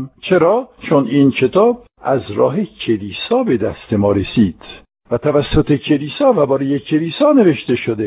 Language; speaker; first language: Persian; non-native, fluent; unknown